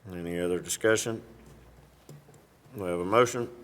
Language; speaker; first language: English; native; English